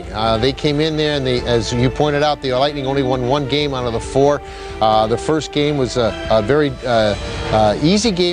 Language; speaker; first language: English; native; English